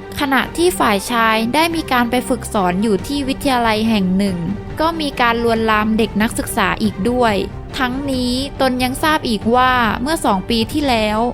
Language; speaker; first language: Thai; native; Thai